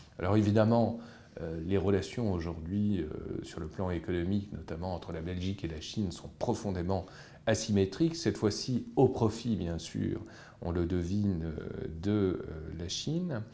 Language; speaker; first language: French; native; French